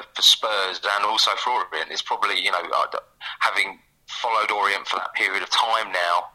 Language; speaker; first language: English; native; English